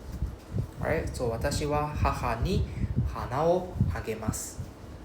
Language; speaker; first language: Japanese; non-native, fluent; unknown